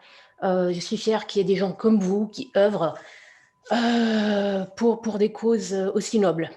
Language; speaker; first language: French; non-native, local second language; Arabic